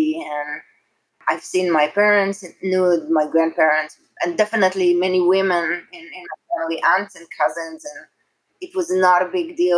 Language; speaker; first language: English; non-native, fluent; Hebrew